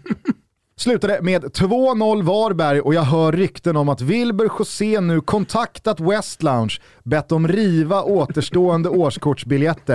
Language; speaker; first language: Swedish; native; Swedish